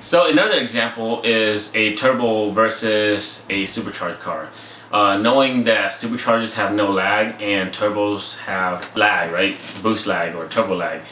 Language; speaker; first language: English; native; English